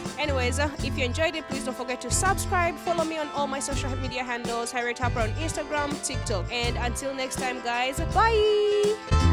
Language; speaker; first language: English; non-native, local second language; Ganda